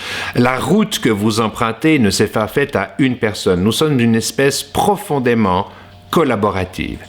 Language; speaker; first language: French; native; French